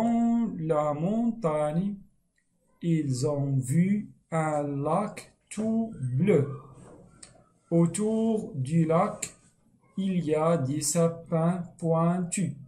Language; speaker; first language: French; non-native, fluent; Arabic